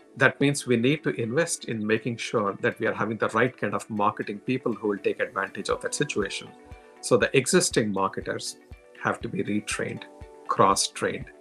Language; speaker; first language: English; non-native, local second language; Telugu